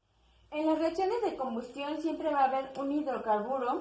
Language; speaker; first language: Spanish; native; Spanish